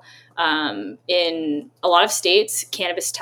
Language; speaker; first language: English; native; English